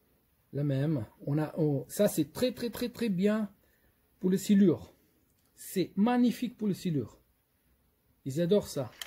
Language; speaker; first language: French; non-native, fluent; Portuguese